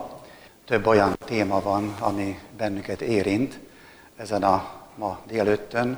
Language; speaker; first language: Hungarian; native; Hungarian